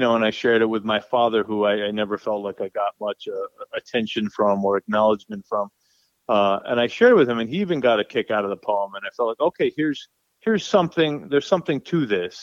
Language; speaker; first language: English; native; English